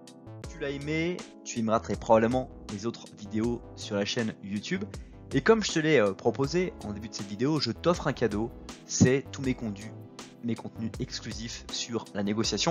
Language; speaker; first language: French; native; French